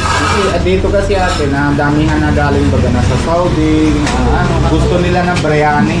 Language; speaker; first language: Filipino; non-native, learner; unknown